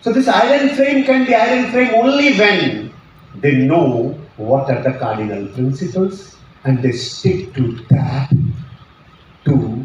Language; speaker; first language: English; non-native, local second language; Marathi